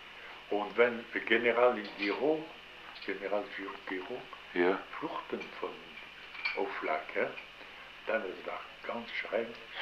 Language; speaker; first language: German; non-native, learner; French